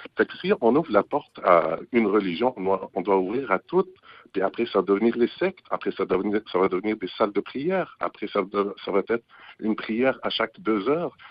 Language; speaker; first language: French; non-native, local second language; Arabic